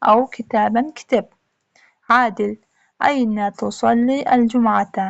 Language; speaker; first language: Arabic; non-native, fluent; Uzbek